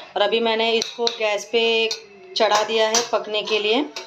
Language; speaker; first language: Hindi; native; Hindi